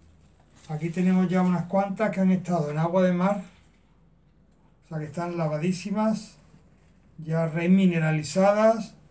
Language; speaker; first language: Spanish; native; Spanish